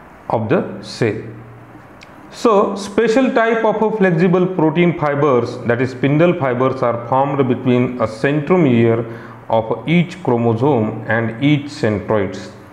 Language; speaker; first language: English; non-native, local second language; Marathi